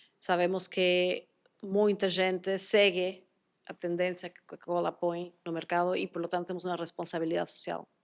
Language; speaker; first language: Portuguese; non-native, fluent; Spanish